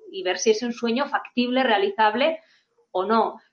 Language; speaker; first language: Spanish; non-native, fluent; Chinese